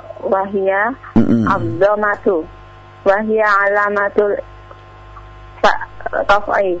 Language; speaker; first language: Arabic; non-native, learner; Indonesian